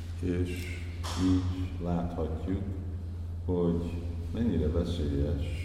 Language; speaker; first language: Hungarian; early bilingual, heritage; Hungarian